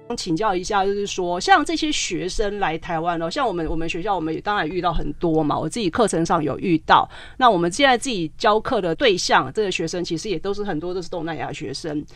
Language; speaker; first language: Chinese; native; Chinese